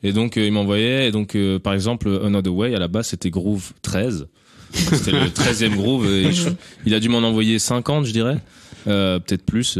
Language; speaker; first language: French; native; French